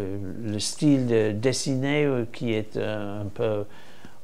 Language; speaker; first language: French; non-native, fluent; English